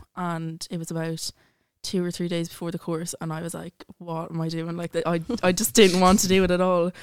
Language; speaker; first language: English; native; English